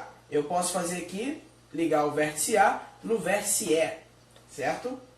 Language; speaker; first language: Portuguese; native; Portuguese